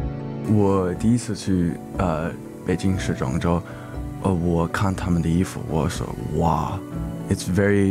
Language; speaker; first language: Chinese; early bilingual, heritage; English